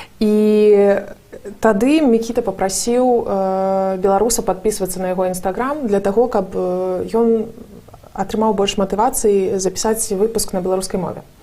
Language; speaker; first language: Belarusian; non-native, local second language; Russian